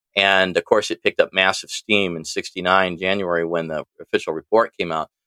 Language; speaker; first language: English; native; English